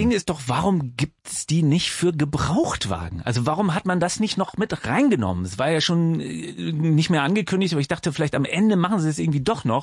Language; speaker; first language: German; native; German